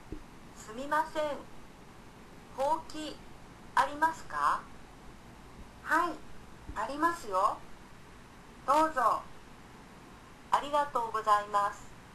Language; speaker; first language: Japanese; non-native, learner; Indonesian